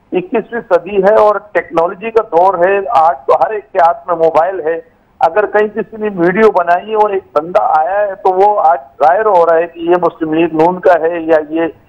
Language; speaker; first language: Urdu; non-native, local second language; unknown